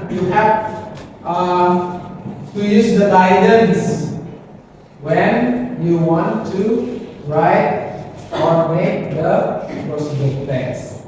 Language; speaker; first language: English; non-native, learner; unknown